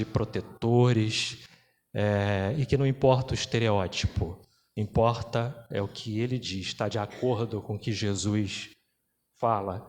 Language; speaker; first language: Portuguese; native; Portuguese